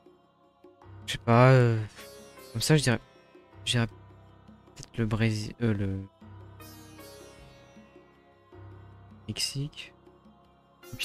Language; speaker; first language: French; native; French